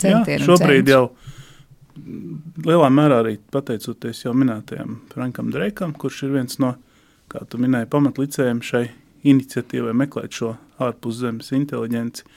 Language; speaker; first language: Latvian; native; Latvian